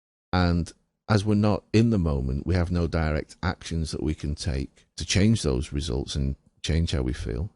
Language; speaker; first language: English; native; English